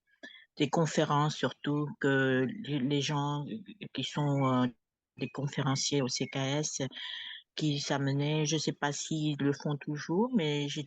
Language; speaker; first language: French; non-native, fluent; Khmer